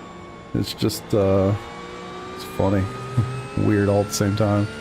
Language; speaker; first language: English; native; English